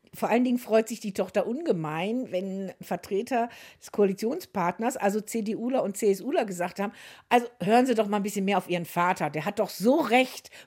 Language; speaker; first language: German; native; German